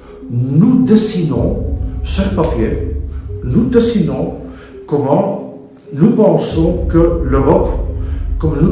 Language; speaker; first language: French; non-native, local second language; Dutch